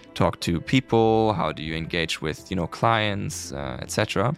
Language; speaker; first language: English; non-native, fluent; German